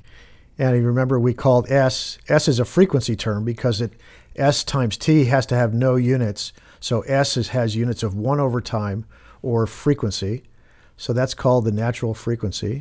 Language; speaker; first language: English; native; English